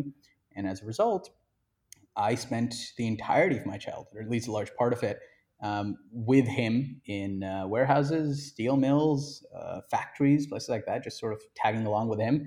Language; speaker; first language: English; non-native, local second language; Hindi